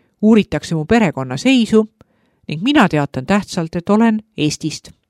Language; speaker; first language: Estonian; native; Estonian